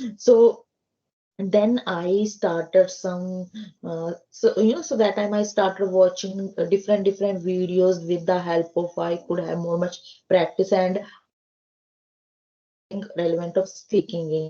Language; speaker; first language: English; non-native, learner; Hindi